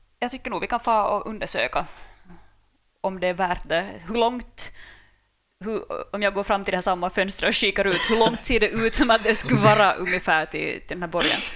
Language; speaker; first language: Swedish; native; Swedish